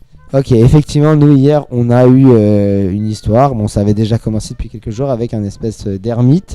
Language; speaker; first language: French; native; French